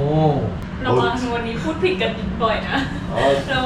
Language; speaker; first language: Thai; native; Thai